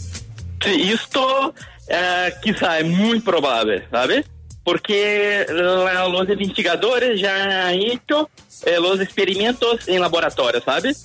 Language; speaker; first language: Spanish; non-native, learner; Portuguese